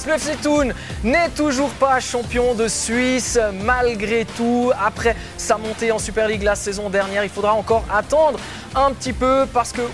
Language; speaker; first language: French; native; French